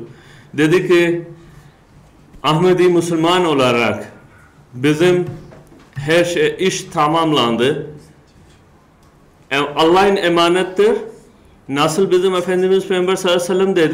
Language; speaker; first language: Turkish; non-native, learner; Urdu